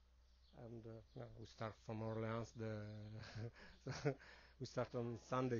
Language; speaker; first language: English; non-native, learner; Italian